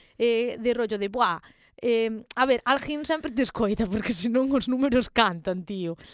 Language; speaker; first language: Galician; native; Galician